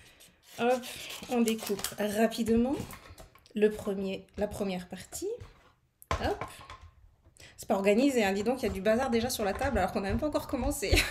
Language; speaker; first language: French; native; French